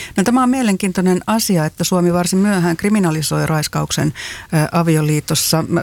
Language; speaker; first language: Finnish; native; Finnish